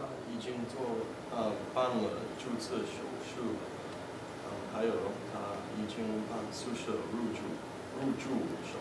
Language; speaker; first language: Chinese; non-native, learner; English